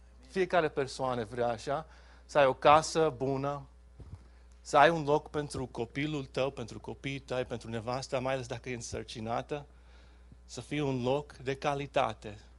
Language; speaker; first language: Romanian; native; Romanian